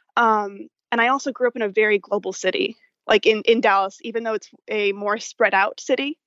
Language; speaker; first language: English; native; English